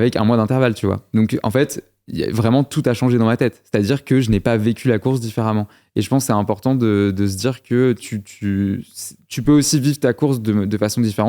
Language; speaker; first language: French; native; French